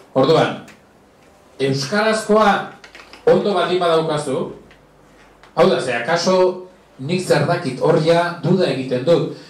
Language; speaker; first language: Basque; non-native, local second language; Spanish